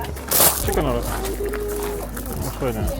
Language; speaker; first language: Japanese; non-native, fluent; French